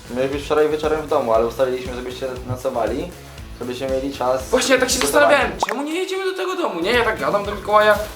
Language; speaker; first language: Polish; native; Polish